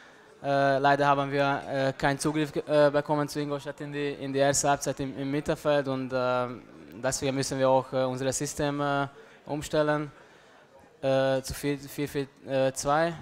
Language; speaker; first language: German; non-native, fluent; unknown